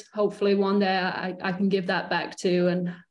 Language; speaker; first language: English; native; English